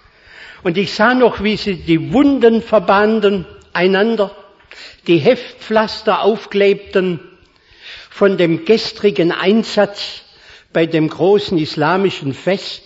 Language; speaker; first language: German; native; German